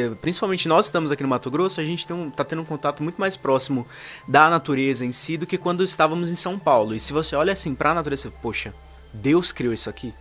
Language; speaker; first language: Portuguese; native; Portuguese